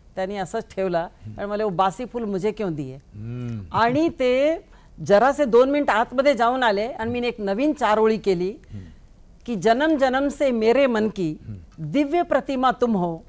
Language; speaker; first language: Marathi; non-native, local second language; Hindi